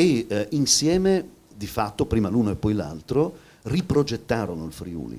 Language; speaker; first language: Italian; native; Italian